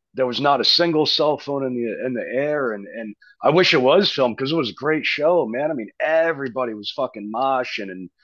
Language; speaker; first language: English; native; English